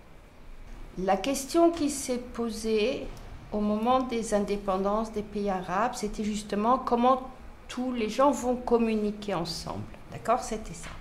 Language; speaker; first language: French; native; French